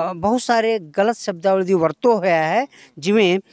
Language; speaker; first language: Punjabi; non-native, local second language; Kannada